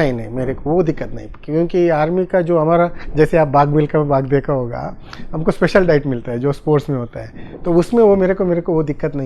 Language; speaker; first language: Hindi; non-native, local second language; Tulu